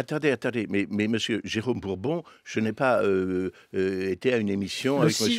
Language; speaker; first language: French; native; French